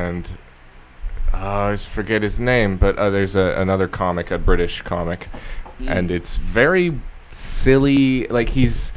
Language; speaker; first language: English; native; English